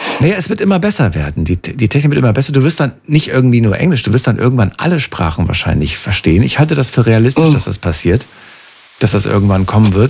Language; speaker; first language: German; native; German